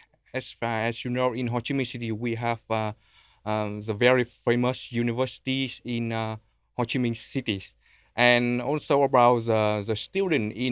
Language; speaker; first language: English; non-native, learner; Vietnamese